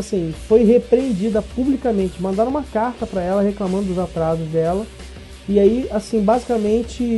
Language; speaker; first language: Portuguese; native; Portuguese